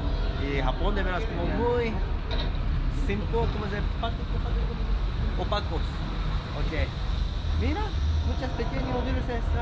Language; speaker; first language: Spanish; non-native, learner; Japanese